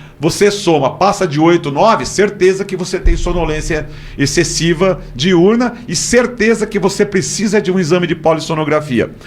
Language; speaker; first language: Portuguese; native; Portuguese